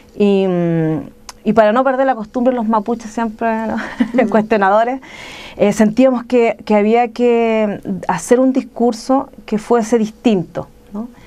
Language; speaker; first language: Spanish; native; Spanish